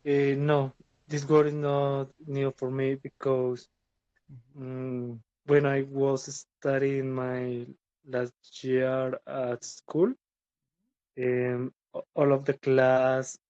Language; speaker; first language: English; non-native, learner; Spanish